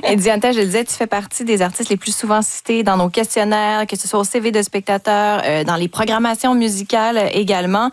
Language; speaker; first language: French; native; French